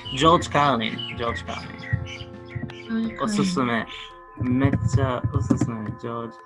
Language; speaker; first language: Japanese; non-native, learner; Hebrew